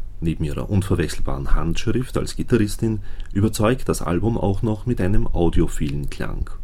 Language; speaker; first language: German; native; German